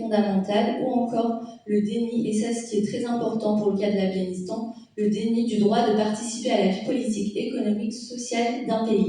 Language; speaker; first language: French; native; French